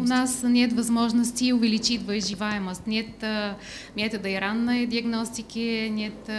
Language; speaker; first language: Russian; non-native, learner; Bulgarian